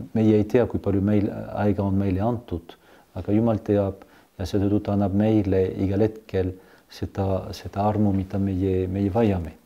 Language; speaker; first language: Estonian; non-native, fluent; French